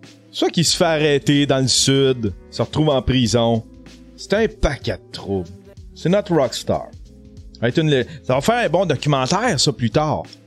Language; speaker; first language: French; native; French